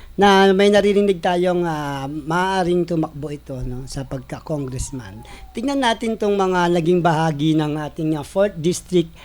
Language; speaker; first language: Filipino; native; Filipino